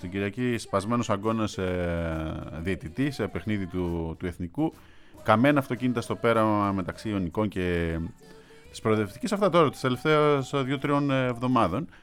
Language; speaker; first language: Greek; native; Greek